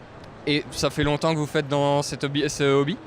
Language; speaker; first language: French; native; French